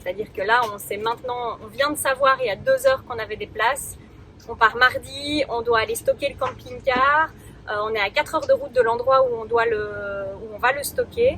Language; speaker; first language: French; native; French